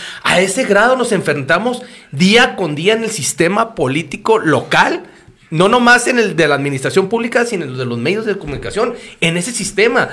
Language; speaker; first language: Spanish; native; Spanish